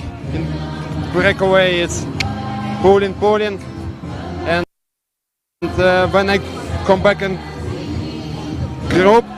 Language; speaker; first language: English; non-native, learner; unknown